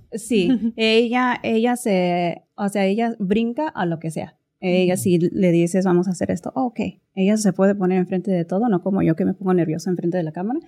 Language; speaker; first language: Spanish; early bilingual, heritage; Spanish